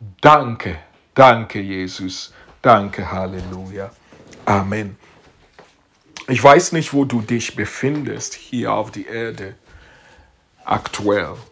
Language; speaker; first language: German; non-native, learner; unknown